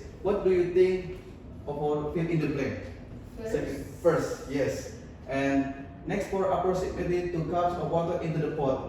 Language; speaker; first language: English; non-native, learner; Indonesian